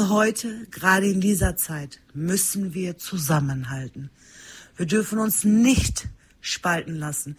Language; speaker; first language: German; early bilingual, other home language; Turkish